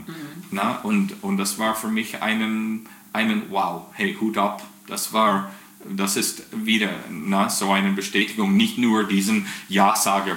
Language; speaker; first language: German; non-native, fluent; English